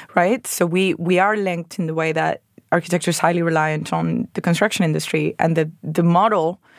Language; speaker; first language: English; non-native, fluent; Spanish